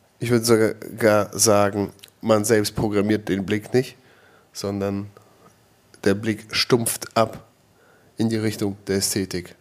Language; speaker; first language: German; native; German